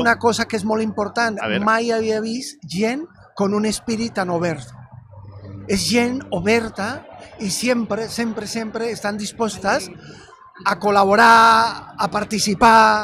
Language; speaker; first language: Catalan; non-native, fluent; Spanish